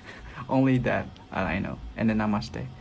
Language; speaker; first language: English; non-native, learner; Japanese